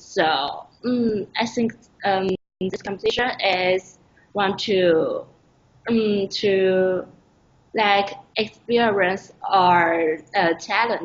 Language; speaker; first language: English; non-native, learner; Chinese